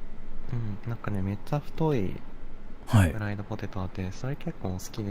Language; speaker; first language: Japanese; native; Japanese